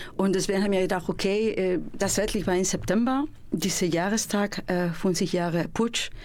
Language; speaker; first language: German; non-native, fluent; Spanish